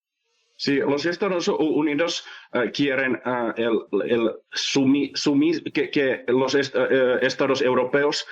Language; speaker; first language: Spanish; non-native, fluent; Finnish